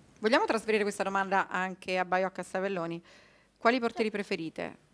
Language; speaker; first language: Italian; native; Italian